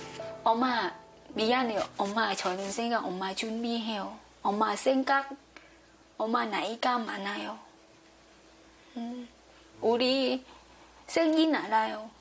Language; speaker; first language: Korean; non-native, learner; Thai